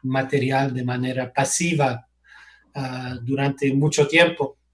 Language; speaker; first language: Spanish; non-native, fluent; English